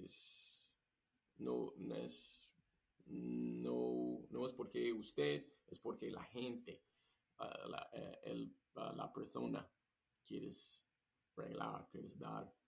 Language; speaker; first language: Spanish; non-native, learner; English